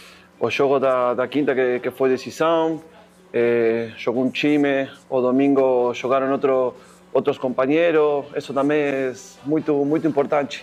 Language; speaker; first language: Portuguese; non-native, fluent; Spanish